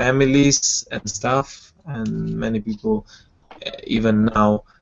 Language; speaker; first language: English; non-native, fluent; Georgian